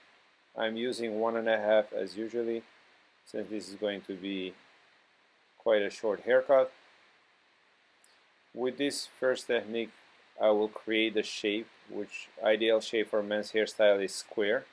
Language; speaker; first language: English; non-native, fluent; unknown